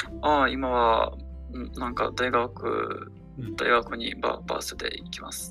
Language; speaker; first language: Japanese; non-native, learner; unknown